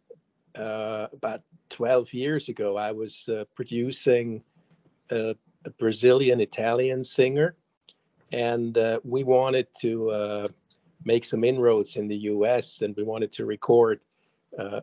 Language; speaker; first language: English; non-native, fluent; German